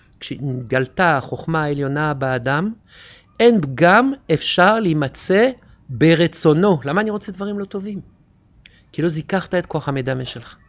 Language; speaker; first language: Hebrew; non-native, fluent; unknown